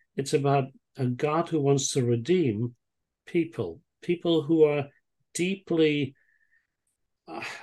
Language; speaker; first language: English; non-native, fluent; Dutch